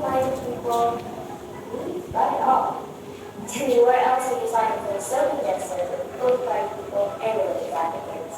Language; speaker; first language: English; non-native, learner; Indonesian